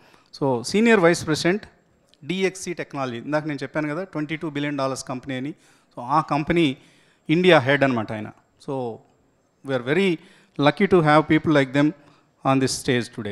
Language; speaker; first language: Telugu; native; Telugu